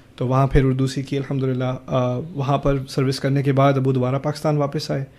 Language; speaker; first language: Urdu; early bilingual, heritage; German